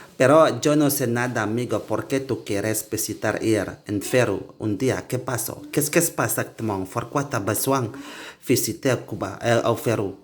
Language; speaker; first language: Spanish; non-native, learner; Indonesian